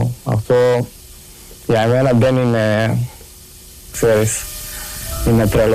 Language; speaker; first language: Greek; non-native, learner; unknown